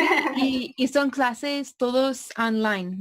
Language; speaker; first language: Spanish; non-native, fluent; English